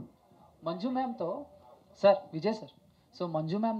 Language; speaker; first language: Telugu; native; Telugu